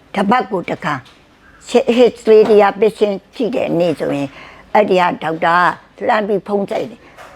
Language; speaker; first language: Burmese; native; Burmese